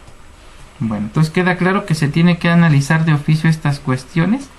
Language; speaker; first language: Spanish; native; Spanish